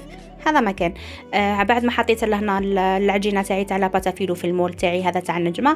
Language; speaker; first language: Arabic; native; Arabic